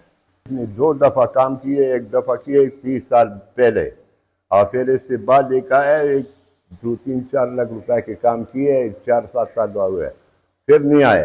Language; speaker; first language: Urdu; non-native, local second language; Pashto